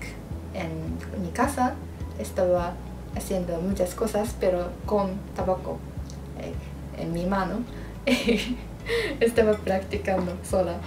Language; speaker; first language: Spanish; non-native, learner; Japanese